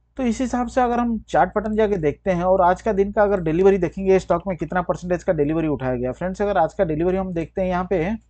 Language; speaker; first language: Hindi; native; Hindi